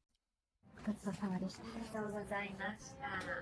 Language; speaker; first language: Japanese; native; Japanese